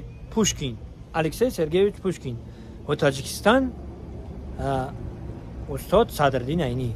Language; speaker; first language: Russian; non-native, learner; Tajik